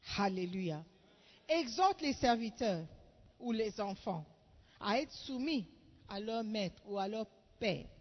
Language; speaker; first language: French; non-native, fluent; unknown